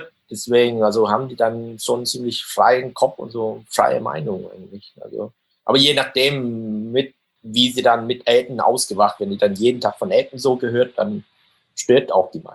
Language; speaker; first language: German; non-native, fluent; Vietnamese